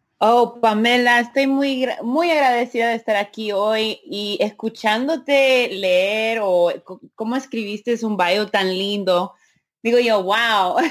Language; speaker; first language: Spanish; early bilingual, heritage; Spanish